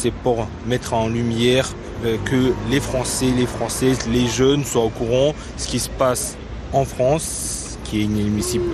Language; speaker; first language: French; non-native, fluent; Tibetan